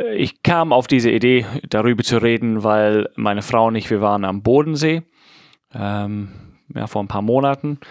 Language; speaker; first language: German; non-native, fluent; English